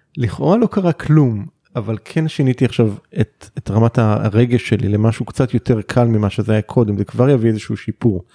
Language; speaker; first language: Hebrew; native; Hebrew